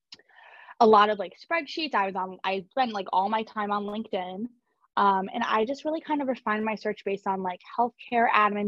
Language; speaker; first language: English; native; English